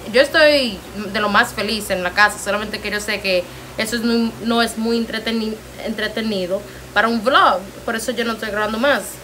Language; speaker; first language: Spanish; early bilingual, heritage; Spanish